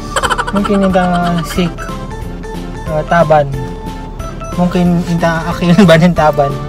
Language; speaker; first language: Arabic; non-native, learner; Maranao